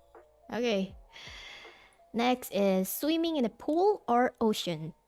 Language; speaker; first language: English; non-native, fluent; Indonesian